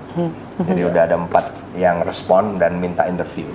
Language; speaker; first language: Indonesian; native; Indonesian